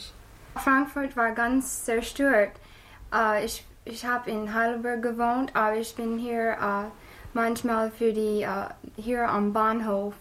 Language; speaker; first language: German; non-native, fluent; English